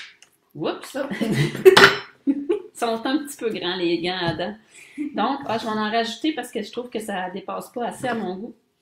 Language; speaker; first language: French; native; French